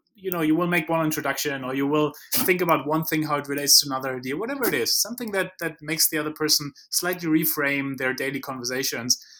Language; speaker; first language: English; non-native, fluent; German